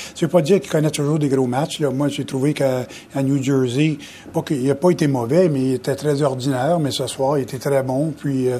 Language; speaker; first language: French; native; French